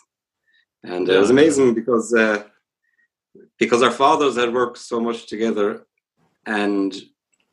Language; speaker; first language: English; native; English